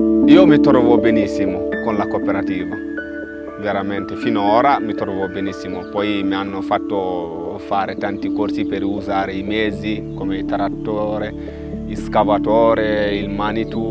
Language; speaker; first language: Italian; non-native, learner; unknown